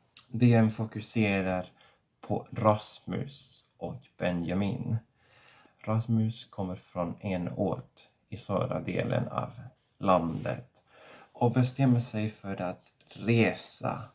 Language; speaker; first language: Swedish; non-native, fluent; Catalan